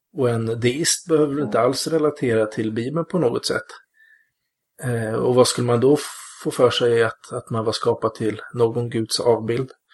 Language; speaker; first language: Swedish; native; Swedish